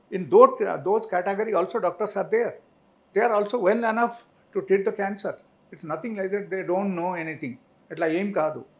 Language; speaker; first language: English; non-native, local second language; Telugu